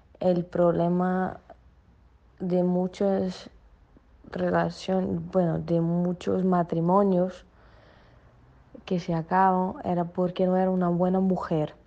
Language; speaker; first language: Spanish; non-native, fluent; Portuguese